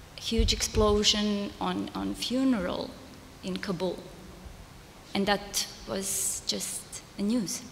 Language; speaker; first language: English; non-native, fluent; Serbian